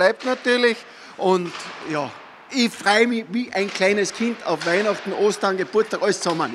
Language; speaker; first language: German; native; German